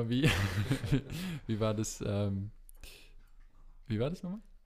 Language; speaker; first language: German; native; German